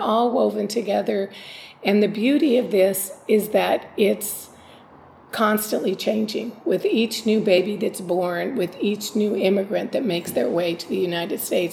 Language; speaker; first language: English; native; English